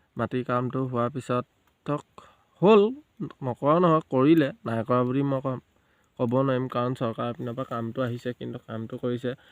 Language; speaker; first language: Assamese; native; Assamese